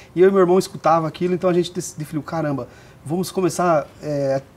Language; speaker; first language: Portuguese; native; Portuguese